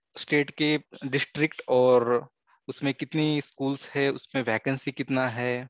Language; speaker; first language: Hindi; non-native, local second language; Marathi